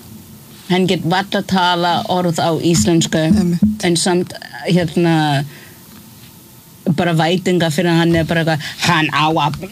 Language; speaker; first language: Icelandic; non-native, fluent; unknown